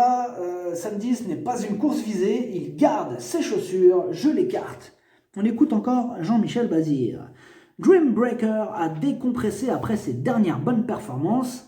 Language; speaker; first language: French; native; French